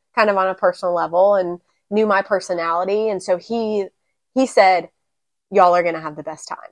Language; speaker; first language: English; native; English